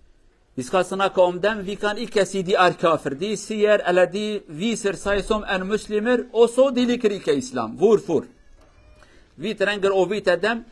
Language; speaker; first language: Norwegian; non-native, learner; Kurdish